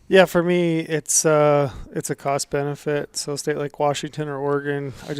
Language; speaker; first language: English; native; English